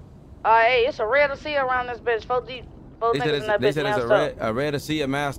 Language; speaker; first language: English; native; English